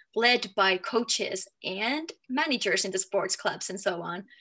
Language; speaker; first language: English; non-native, fluent; Finnish